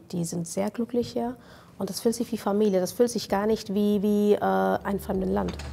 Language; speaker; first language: German; non-native, fluent; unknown